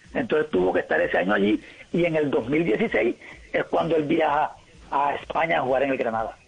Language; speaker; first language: Spanish; native; Spanish